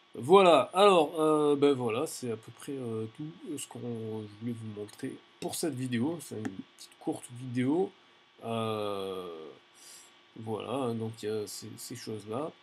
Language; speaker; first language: French; native; French